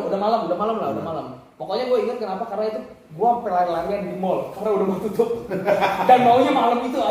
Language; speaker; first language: Indonesian; native; Indonesian